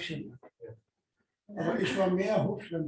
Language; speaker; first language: German; non-native, learner; Urdu